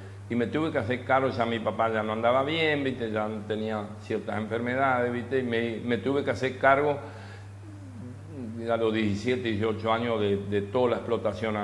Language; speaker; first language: Spanish; native; Spanish